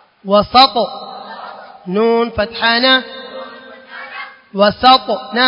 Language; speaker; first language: Arabic; non-native, learner; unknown